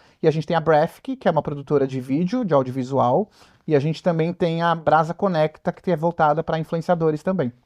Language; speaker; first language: Portuguese; native; Portuguese